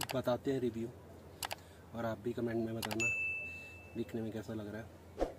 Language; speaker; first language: Hindi; non-native, local second language; Punjabi